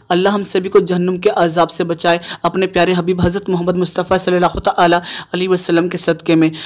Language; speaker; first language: Urdu; native; Urdu